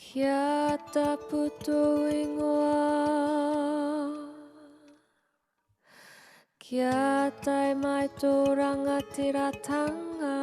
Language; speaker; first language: Māori; non-native, learner; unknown